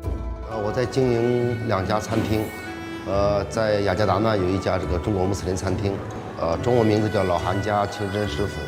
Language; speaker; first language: Chinese; non-native, fluent; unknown